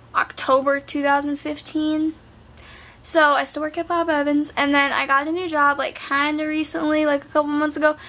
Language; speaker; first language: English; native; English